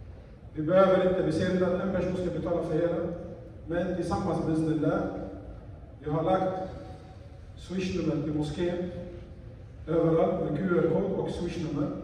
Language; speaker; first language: Swedish; non-native, fluent; Arabic